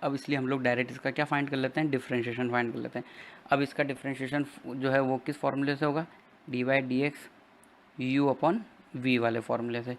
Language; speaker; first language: Hindi; native; Hindi